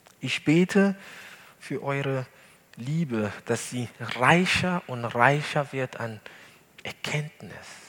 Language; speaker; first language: German; non-native, fluent; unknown